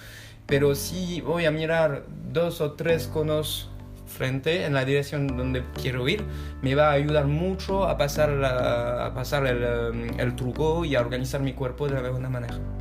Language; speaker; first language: Spanish; non-native, fluent; French